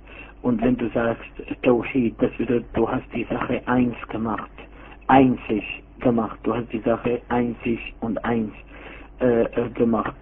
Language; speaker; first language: German; non-native, fluent; Arabic